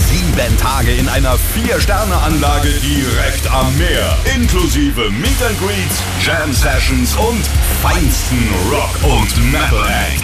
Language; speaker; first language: German; native; German